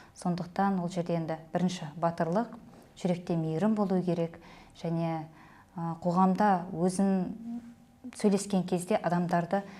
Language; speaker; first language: Kazakh; native; Kazakh